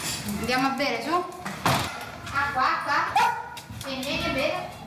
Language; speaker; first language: Italian; native; Italian